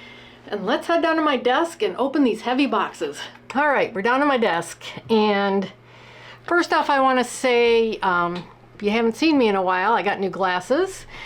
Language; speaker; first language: English; native; English